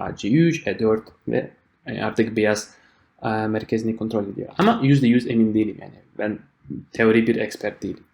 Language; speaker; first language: Turkish; non-native, fluent; Russian